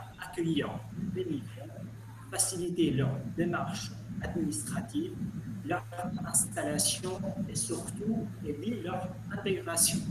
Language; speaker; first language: French; non-native, learner; Albanian